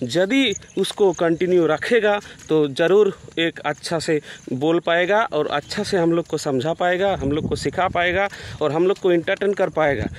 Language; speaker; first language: Hindi; non-native, local second language; Bangla